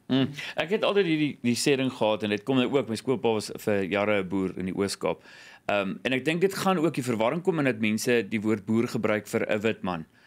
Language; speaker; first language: Afrikaans; native; Afrikaans